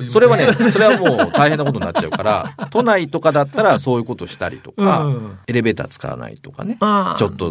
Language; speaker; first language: Japanese; native; Japanese